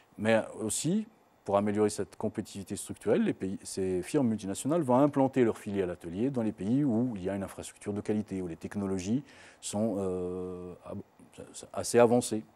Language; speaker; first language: French; non-native, local second language; Arabic